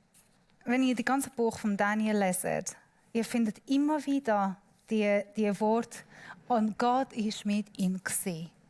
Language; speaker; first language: German; non-native, learner; Persian